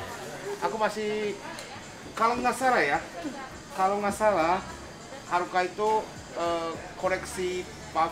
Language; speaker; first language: Indonesian; non-native, fluent; Japanese